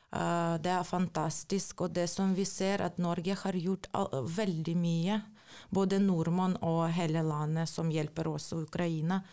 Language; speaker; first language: Norwegian; non-native, fluent; Ukrainian